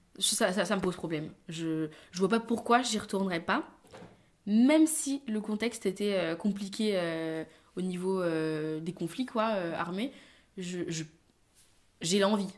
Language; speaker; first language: French; early bilingual, other home language; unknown